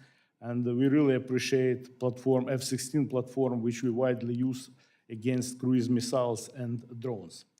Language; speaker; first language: English; non-native, fluent; Ukrainian